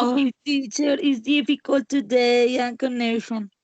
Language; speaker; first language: English; non-native, learner; Spanish